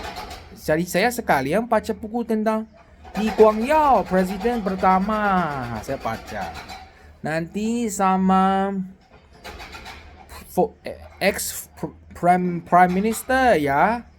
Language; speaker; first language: Indonesian; non-native, learner; Chinese